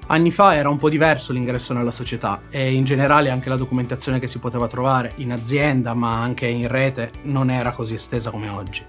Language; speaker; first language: Italian; native; Italian